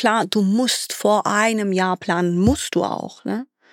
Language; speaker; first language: German; non-native, fluent; Italian